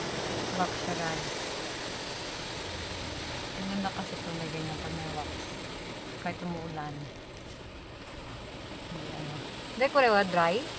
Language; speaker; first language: Japanese; non-native, learner; Filipino